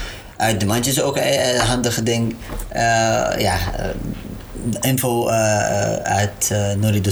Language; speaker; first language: Dutch; non-native, learner; Arabic